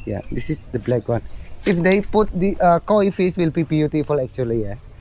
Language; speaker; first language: English; non-native, learner; Indonesian